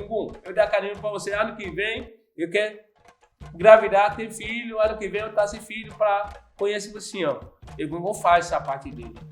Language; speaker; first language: Portuguese; non-native, learner; Yoruba